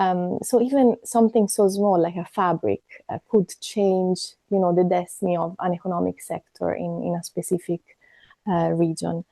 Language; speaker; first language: English; non-native, fluent; Italian